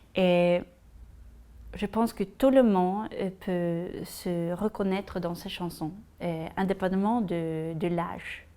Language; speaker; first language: French; non-native, fluent; Swedish